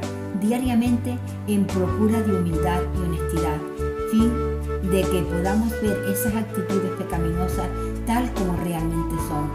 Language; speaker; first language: Spanish; native; Spanish